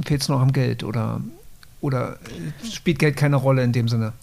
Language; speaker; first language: German; native; German